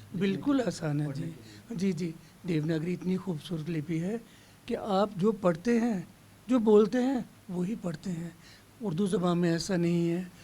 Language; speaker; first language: Hindi; non-native, local second language; Dogri